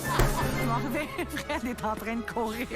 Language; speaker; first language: French; native; French